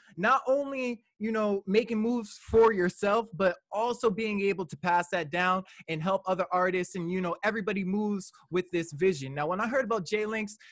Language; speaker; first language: English; native; English